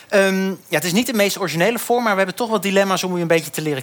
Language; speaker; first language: Dutch; native; Dutch